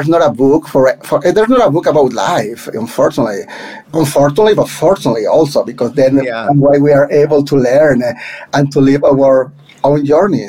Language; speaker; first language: English; non-native, fluent; Spanish